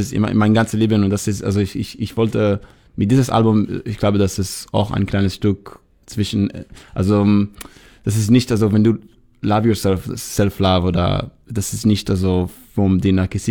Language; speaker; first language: German; non-native, fluent; Hebrew